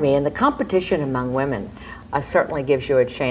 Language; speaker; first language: English; native; English